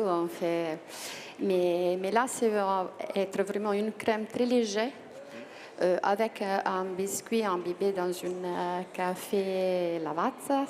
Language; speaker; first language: French; non-native, learner; Italian